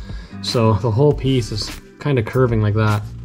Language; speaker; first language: English; native; English